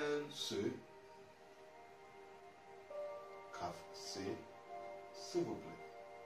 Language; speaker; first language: French; non-native, learner; English